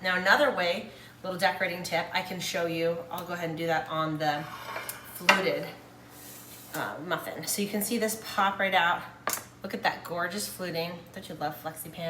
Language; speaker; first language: English; native; English